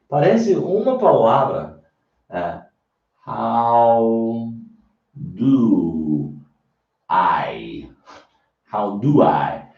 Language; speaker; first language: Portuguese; non-native, fluent; English